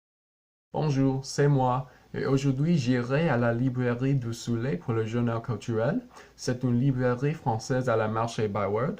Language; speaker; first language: French; non-native, learner; English